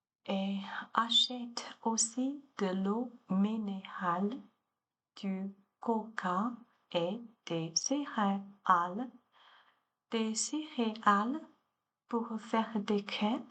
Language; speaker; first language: French; non-native, learner; Chinese